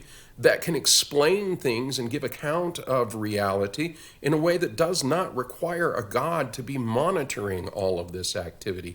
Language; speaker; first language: English; native; English